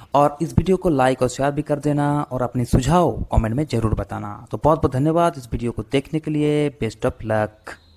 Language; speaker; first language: Hindi; non-native, local second language; Bangla